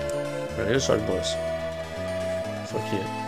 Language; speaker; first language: French; native; French